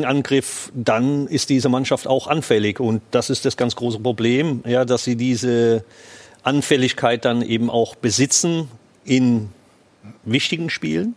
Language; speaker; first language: German; native; German